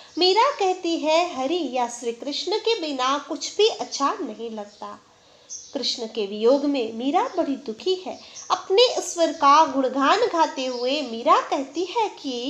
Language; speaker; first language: Hindi; non-native, local second language; Gujarati